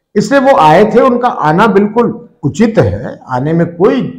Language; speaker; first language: Hindi; native; Hindi